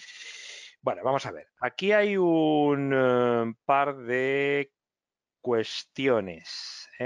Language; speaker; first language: Spanish; native; Spanish